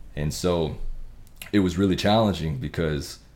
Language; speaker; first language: English; native; English